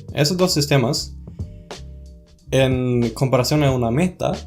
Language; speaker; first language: Spanish; non-native, fluent; Swedish